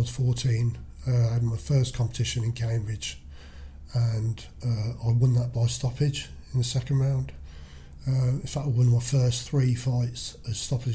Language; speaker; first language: English; native; English